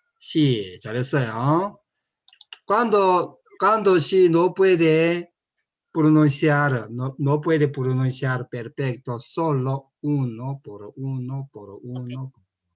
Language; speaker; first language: Spanish; non-native, learner; Korean